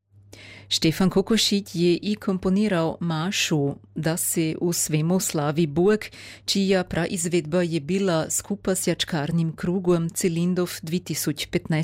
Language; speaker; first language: Serbian; native; Serbian